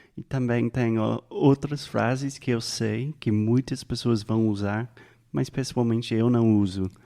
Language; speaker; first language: Portuguese; non-native, fluent; English